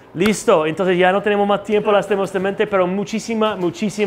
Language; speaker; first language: Spanish; non-native, fluent; English